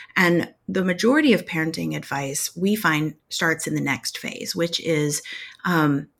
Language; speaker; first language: English; native; English